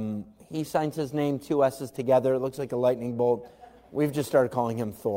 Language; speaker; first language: English; native; English